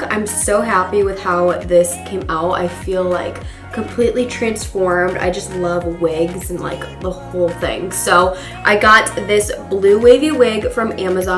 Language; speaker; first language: English; native; English